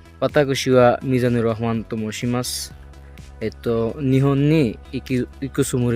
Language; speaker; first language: Japanese; non-native, learner; Bangla